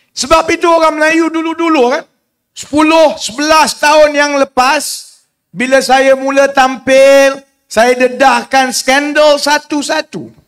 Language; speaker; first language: Malay; native; Malay